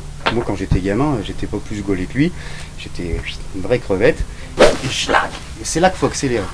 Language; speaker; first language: French; native; French